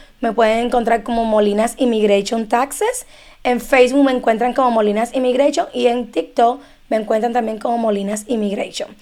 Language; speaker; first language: Spanish; native; Spanish